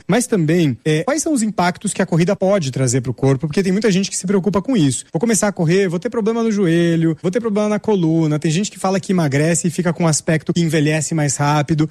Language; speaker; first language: Portuguese; native; Portuguese